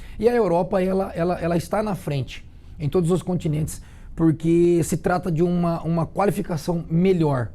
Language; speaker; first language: Portuguese; native; Portuguese